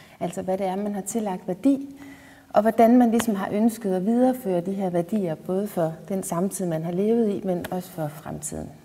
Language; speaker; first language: Danish; native; Danish